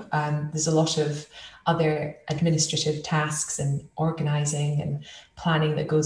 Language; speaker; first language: English; native; English